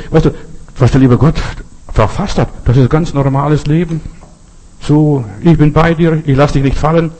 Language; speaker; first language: German; native; German